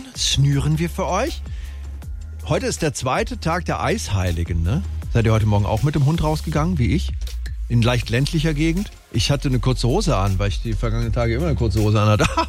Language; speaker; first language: German; native; German